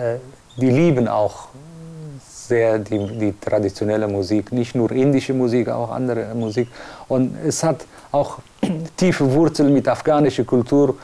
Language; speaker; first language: German; non-native, fluent; Persian